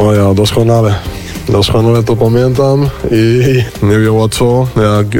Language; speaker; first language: Polish; non-native, learner; Spanish